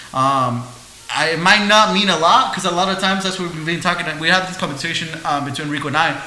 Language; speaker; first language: English; early bilingual, other home language; Spanish